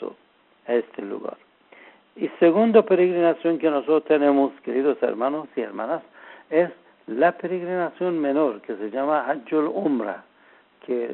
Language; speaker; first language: Spanish; non-native, learner; Persian